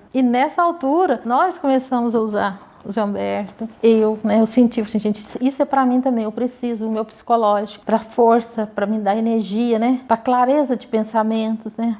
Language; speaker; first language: Portuguese; native; Portuguese